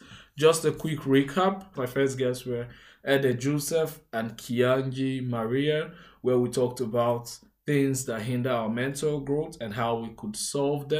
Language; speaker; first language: English; non-native, local second language; Igbo